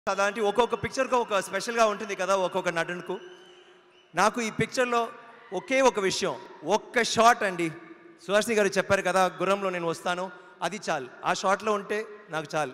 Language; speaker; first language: Telugu; non-native, learner; Tamil